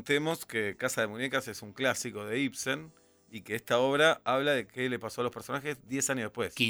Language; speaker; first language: Spanish; native; Spanish